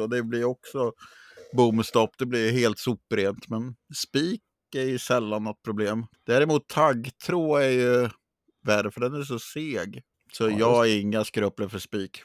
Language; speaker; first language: Swedish; native; Swedish